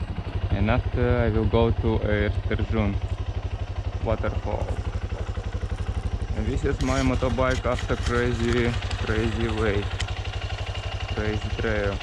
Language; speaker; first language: English; non-native, learner; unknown